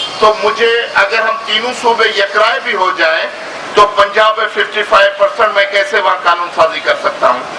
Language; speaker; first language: Urdu; non-native, local second language; Sindhi